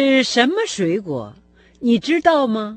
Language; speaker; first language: Chinese; non-native, fluent; Russian